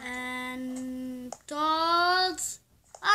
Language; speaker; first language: Dutch; early bilingual, other home language; Turkish